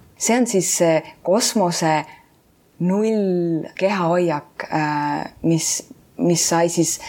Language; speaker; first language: Estonian; native; Estonian